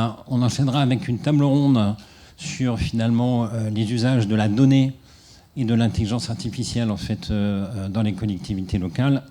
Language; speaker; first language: French; native; French